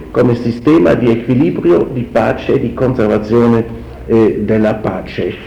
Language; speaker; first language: Italian; non-native, fluent; German